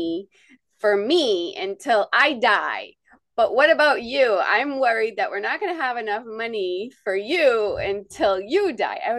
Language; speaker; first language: English; native; English